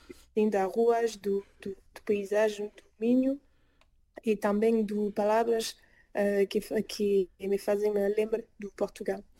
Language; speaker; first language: Portuguese; early bilingual, heritage; French